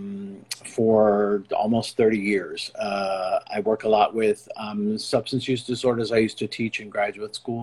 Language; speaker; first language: English; native; English